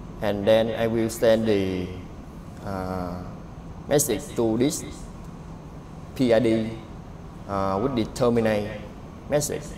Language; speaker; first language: English; non-native, learner; Vietnamese